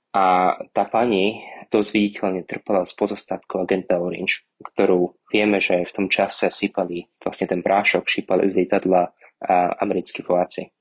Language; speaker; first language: Slovak; early bilingual, other home language; Vietnamese